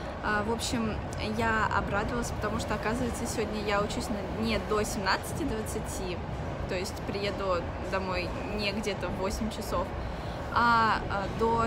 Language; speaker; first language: Russian; native; Russian